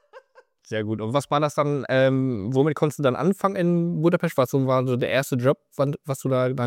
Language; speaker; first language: German; native; German